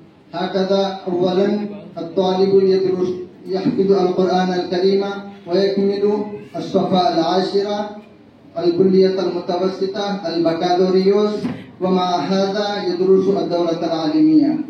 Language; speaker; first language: Arabic; non-native, learner; Urdu